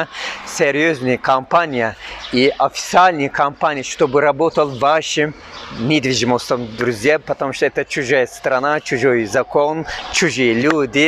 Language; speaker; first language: Russian; non-native, learner; Turkish